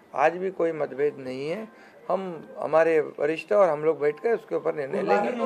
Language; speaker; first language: Hindi; non-native, local second language; Marathi